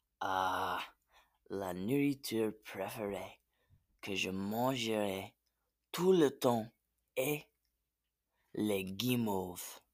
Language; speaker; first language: French; non-native, learner; English